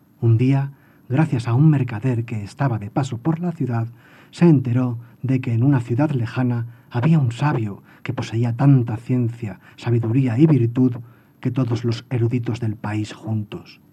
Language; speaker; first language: Spanish; native; Spanish